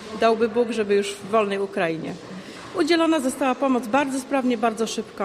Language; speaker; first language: Polish; non-native, fluent; Ukrainian